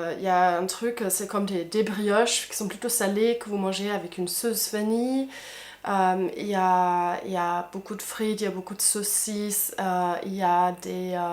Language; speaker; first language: French; non-native, fluent; German